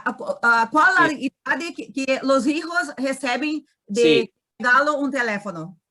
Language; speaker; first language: Spanish; non-native, learner; Portuguese